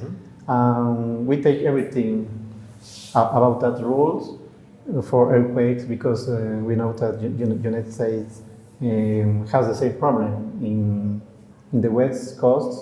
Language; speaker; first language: English; non-native, learner; Spanish